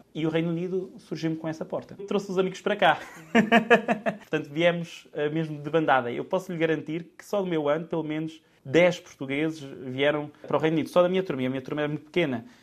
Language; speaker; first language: Portuguese; native; Portuguese